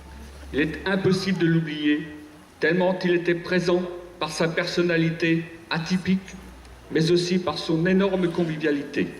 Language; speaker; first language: French; native; French